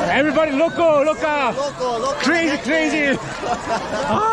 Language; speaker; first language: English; non-native, learner; Korean